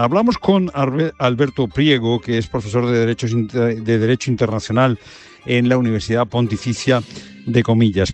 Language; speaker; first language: Spanish; native; Spanish